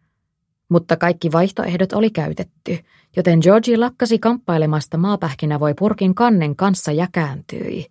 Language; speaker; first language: Finnish; native; Finnish